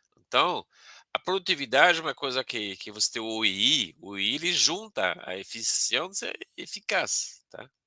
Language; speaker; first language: Portuguese; non-native, fluent; French